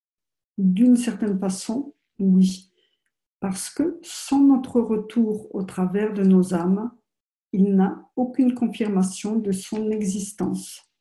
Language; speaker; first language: French; native; French